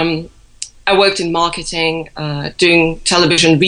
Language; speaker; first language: English; non-native, fluent; Russian